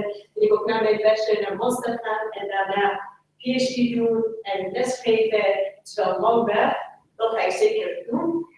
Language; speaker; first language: Dutch; non-native, local second language; Persian